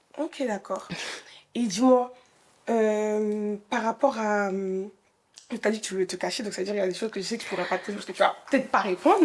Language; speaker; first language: French; early bilingual, other home language; Haitian Creole